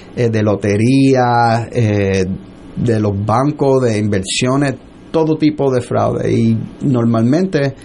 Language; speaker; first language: Spanish; early bilingual, heritage; Spanish